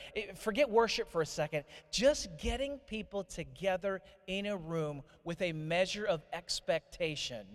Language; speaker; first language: English; native; English